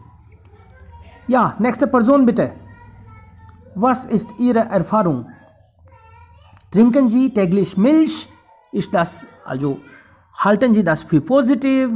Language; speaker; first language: German; non-native, fluent; Hindi